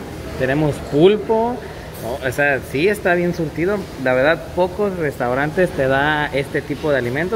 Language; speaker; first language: Spanish; native; Spanish